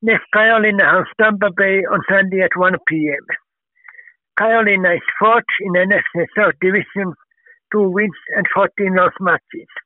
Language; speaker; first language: English; non-native, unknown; Finnish